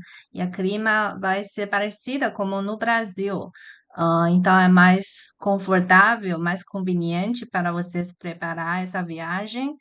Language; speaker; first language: Portuguese; non-native, learner; Chinese